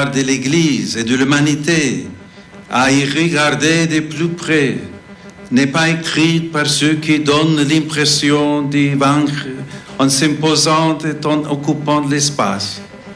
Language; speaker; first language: French; non-native, fluent; English